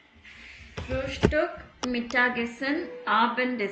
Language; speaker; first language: German; non-native, fluent; Tamil